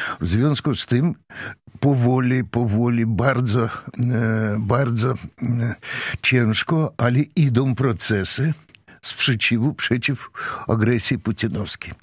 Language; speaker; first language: Polish; non-native, fluent; Russian